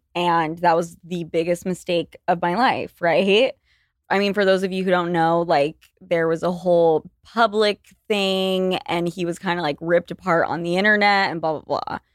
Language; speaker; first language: English; native; English